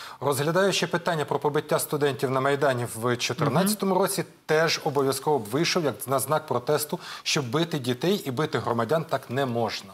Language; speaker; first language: Ukrainian; native; Ukrainian